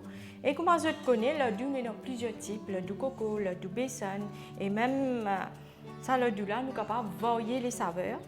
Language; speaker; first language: French; non-native, local second language; Morisyen